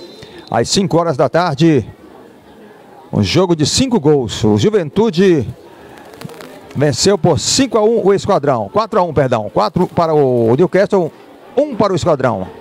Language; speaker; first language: Portuguese; native; Portuguese